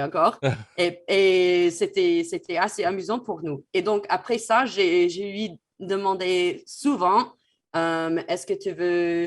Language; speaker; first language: French; non-native, fluent; English